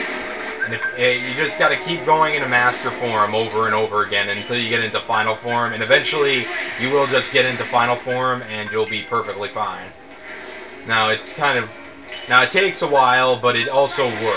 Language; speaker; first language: English; native; English